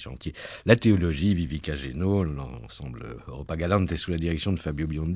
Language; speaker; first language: French; native; French